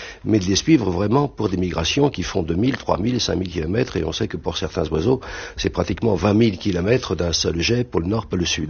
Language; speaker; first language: French; native; French